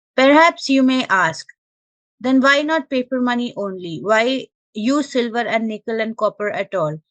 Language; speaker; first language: English; non-native, local second language; Malayalam